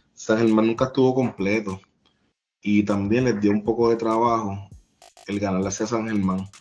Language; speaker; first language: Spanish; native; Spanish